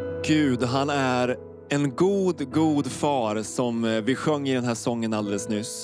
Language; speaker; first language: Swedish; native; Swedish